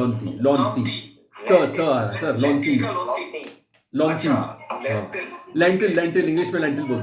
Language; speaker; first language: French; non-native, fluent; Hindi